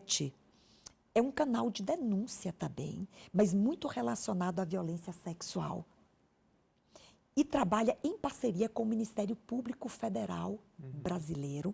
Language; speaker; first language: Portuguese; native; Portuguese